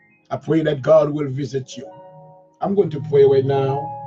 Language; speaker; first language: English; non-native, fluent; Haitian Creole